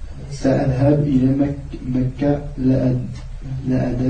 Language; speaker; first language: Arabic; non-native, learner; French